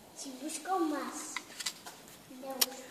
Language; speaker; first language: Bulgarian; early bilingual, heritage; Bulgarian